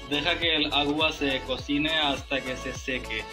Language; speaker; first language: Spanish; non-native, learner; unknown